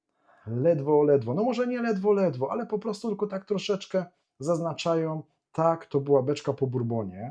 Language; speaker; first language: Polish; native; Polish